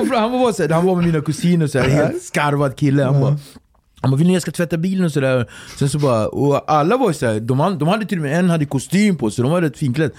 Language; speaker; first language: Swedish; early bilingual, other home language; Kabuverdianu